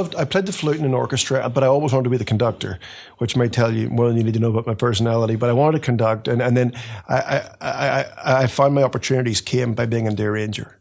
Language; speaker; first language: English; native; English